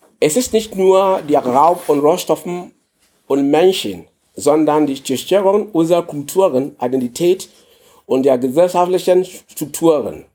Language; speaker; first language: German; non-native, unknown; English